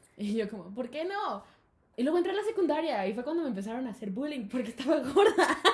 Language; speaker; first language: Spanish; native; Spanish